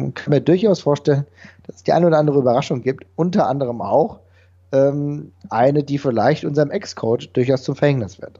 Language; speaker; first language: German; native; German